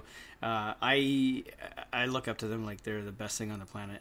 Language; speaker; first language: English; native; English